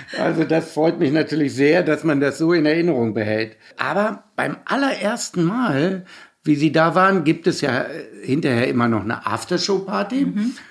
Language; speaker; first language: German; native; German